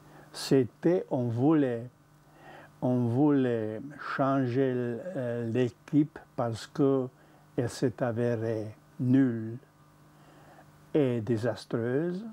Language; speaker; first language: French; non-native, fluent; Czech